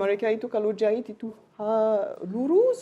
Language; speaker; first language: Indonesian; non-native, learner; French